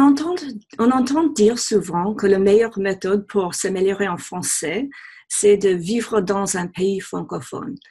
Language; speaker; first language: French; non-native, fluent; English